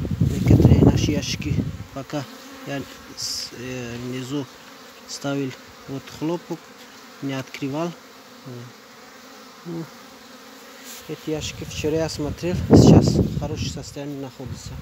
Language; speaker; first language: Russian; non-native, learner; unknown